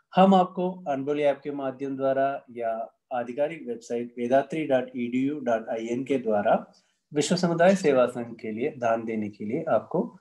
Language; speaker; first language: Hindi; non-native, local second language; Tamil